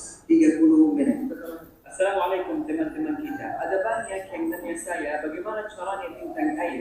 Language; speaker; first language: Indonesian; non-native, fluent; Arabic